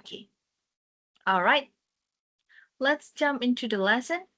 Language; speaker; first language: English; non-native, fluent; Indonesian